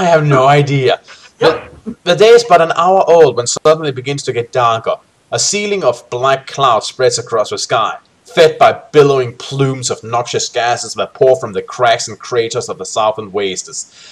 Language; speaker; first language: English; native; English